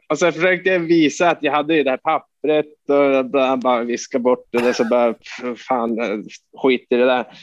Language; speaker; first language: Swedish; native; Swedish